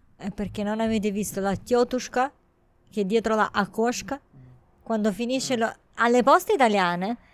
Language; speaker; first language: Italian; native; Italian